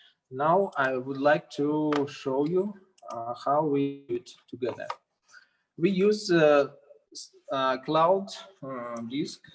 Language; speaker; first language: English; non-native, learner; Russian